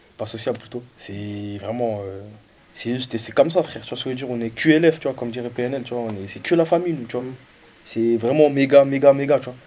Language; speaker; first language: French; native; French